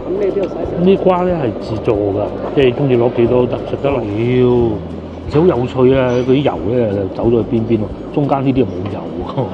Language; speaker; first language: Cantonese; native; Cantonese